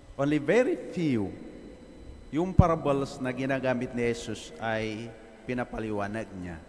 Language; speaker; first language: Filipino; non-native, fluent; Indonesian